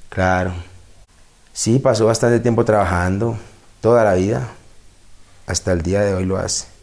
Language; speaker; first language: Spanish; native; Spanish